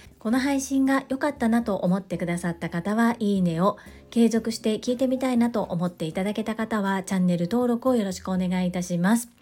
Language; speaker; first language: Japanese; native; Japanese